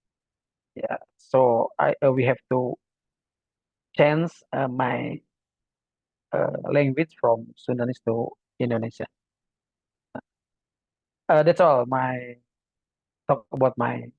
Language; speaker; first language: English; non-native, learner; Indonesian